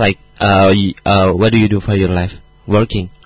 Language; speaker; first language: English; non-native, fluent; Indonesian